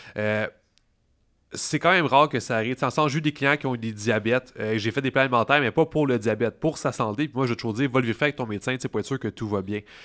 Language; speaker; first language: French; native; French